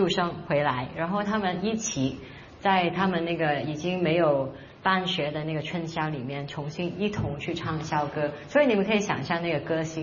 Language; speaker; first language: Chinese; non-native, local second language; Cantonese